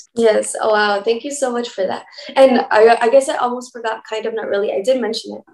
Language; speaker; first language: English; early bilingual, other home language; Spanish